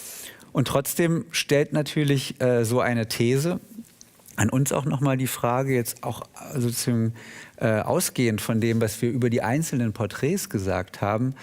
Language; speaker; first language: German; native; German